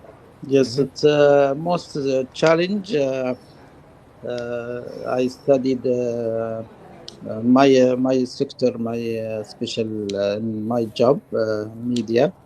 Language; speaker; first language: English; non-native, learner; Arabic